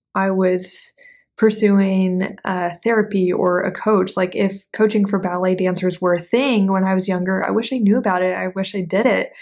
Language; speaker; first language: English; native; English